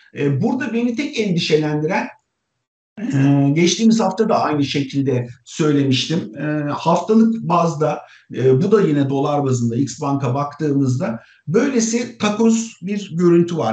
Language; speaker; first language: Turkish; native; Turkish